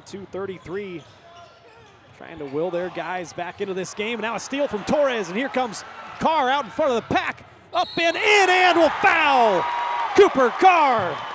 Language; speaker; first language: English; native; English